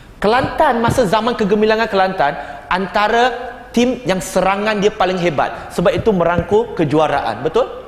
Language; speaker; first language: Malay; non-native, local second language; Chinese